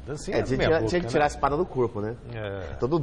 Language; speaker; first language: Portuguese; native; Portuguese